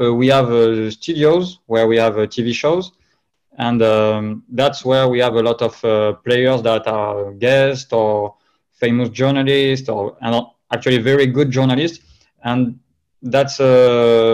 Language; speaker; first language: English; non-native, fluent; French